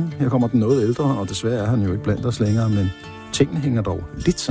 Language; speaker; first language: Danish; native; Danish